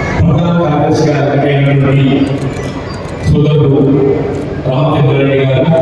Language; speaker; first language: Telugu; native; Telugu